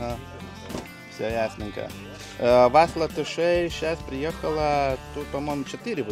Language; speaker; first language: Russian; non-native, local second language; Lithuanian